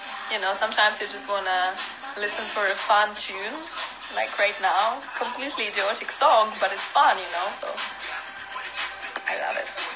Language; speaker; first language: English; non-native, fluent; Russian